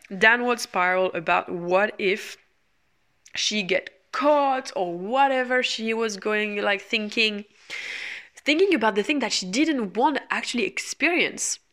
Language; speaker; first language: English; non-native, fluent; French